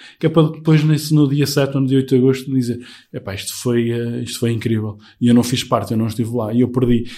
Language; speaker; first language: Portuguese; native; Portuguese